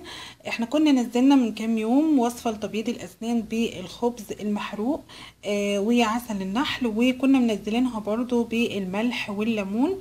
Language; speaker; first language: Arabic; native; Arabic